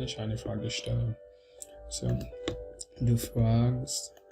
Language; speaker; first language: German; non-native, learner; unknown